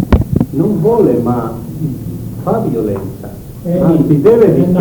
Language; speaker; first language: Italian; non-native, learner; Spanish